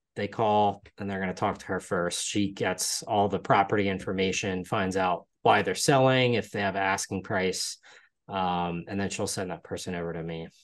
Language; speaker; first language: English; native; English